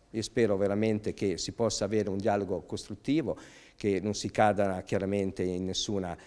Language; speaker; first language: Italian; native; Italian